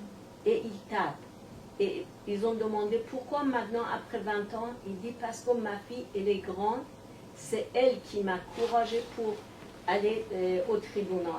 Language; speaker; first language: French; non-native, learner; Persian